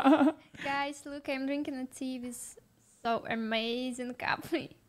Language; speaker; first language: English; non-native, learner; Russian